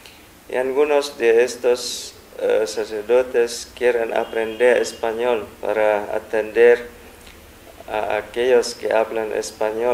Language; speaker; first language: Spanish; non-native, fluent; Vietnamese